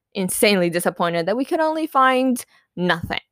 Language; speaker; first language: English; non-native, fluent; Spanish